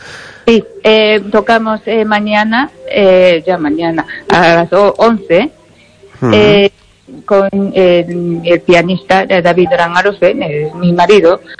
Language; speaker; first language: Spanish; non-native, learner; Japanese